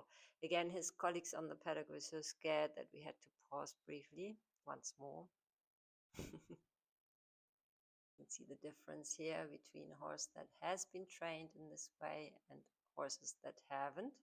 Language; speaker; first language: English; non-native, fluent; German